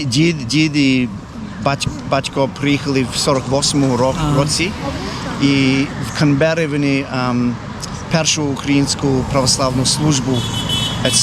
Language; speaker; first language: Ukrainian; early bilingual, heritage; Ukrainian